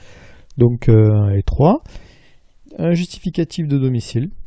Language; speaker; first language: French; native; French